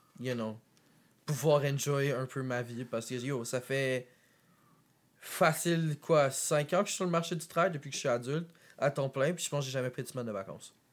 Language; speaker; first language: French; native; French